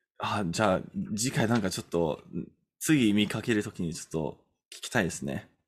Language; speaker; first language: Japanese; non-native, fluent; English